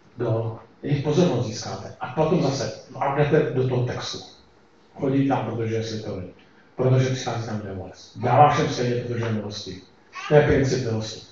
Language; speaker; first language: Czech; native; Czech